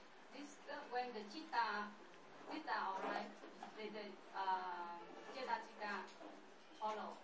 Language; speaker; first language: English; non-native, learner; Vietnamese